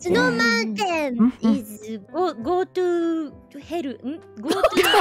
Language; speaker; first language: English; non-native, learner; Japanese